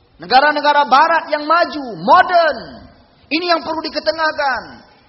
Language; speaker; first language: Malay; native; Malay